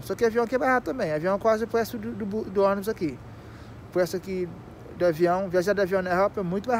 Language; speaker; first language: Portuguese; non-native, local second language; Kabuverdianu